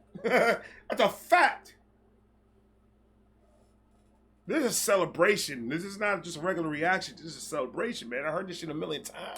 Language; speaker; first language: English; native; English